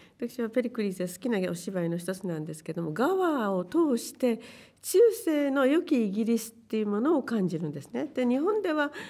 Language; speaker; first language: Japanese; native; Japanese